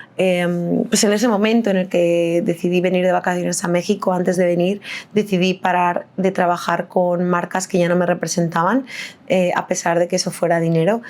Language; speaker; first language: Spanish; native; Spanish